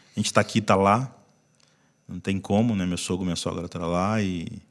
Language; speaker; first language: Portuguese; native; Portuguese